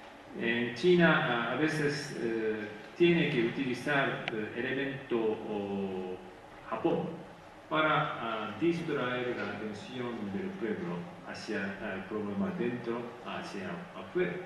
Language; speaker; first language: Spanish; non-native, fluent; Japanese